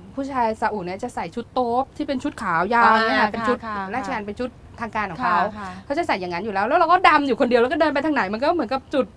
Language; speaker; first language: Thai; native; Thai